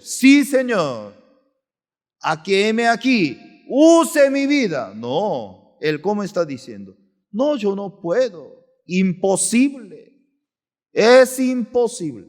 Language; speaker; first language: Spanish; non-native, fluent; Korean